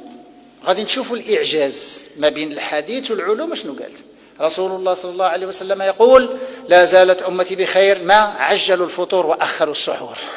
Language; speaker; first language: Arabic; native; Arabic